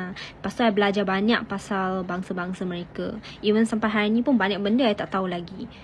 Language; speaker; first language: Malay; non-native, local second language; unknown